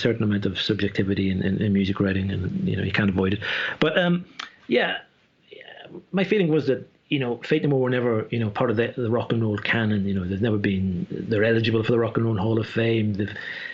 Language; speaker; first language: English; native; English